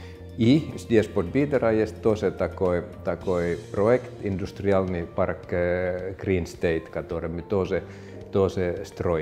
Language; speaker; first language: Russian; non-native, fluent; Finnish